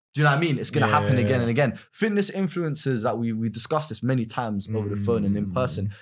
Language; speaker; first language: English; native; English